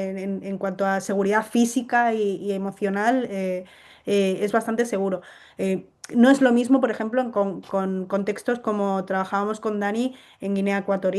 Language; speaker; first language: Spanish; native; Spanish